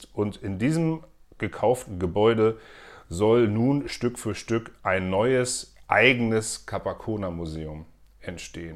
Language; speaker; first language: German; native; German